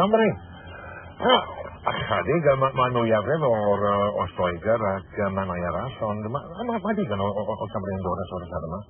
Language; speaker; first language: Welsh; non-native, learner; English